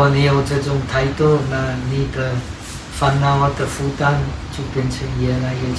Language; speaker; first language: Chinese; non-native, learner; Czech